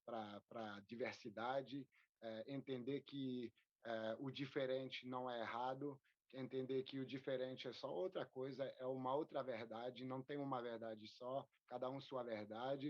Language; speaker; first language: Portuguese; non-native, fluent; French